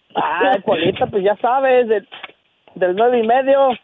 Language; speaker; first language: Spanish; native; Spanish